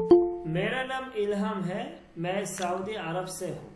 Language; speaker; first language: Hindi; non-native, learner; Bangla